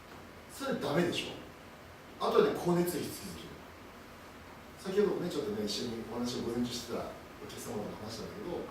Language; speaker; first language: Japanese; native; Japanese